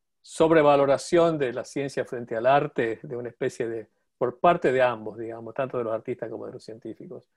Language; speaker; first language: Spanish; native; Spanish